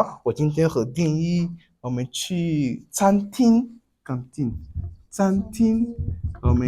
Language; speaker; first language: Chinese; non-native, learner; French